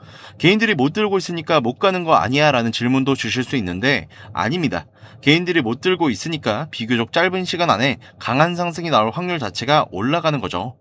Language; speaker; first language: Korean; native; Korean